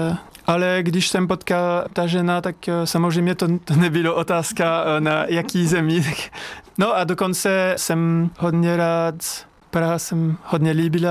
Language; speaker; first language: Czech; non-native, learner; French